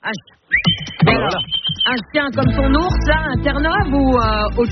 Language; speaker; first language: French; native; French